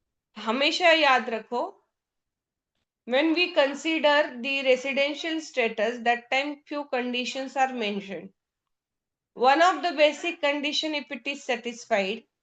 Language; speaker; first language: English; non-native, local second language; Hindi